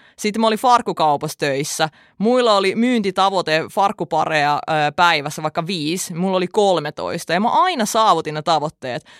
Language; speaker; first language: Finnish; early bilingual, other home language; Russian